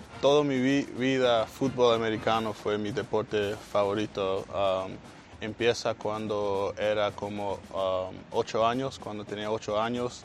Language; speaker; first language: Spanish; non-native, learner; English